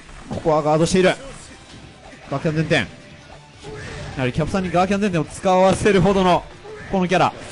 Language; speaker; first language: Japanese; native; Japanese